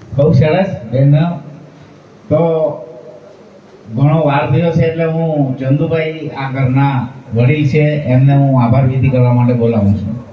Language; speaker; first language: Gujarati; native; Gujarati